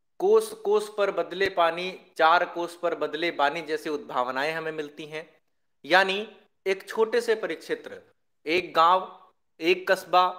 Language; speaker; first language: Hindi; native; Hindi